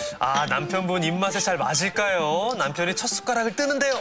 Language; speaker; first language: Korean; native; Korean